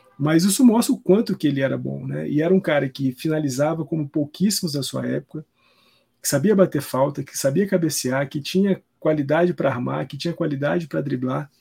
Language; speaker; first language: Portuguese; native; Portuguese